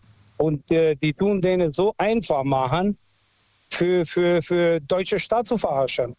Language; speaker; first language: German; non-native, local second language; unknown